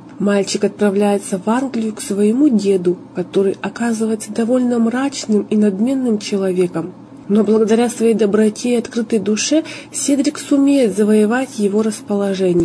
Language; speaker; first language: Russian; native; Russian